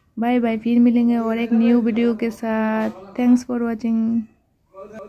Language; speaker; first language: Hindi; non-native, local second language; Bangla